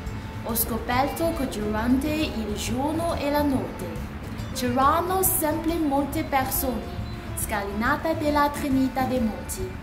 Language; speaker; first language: Italian; non-native, learner; Chinese